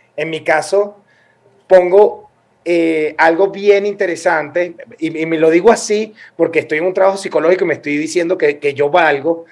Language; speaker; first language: Spanish; native; Spanish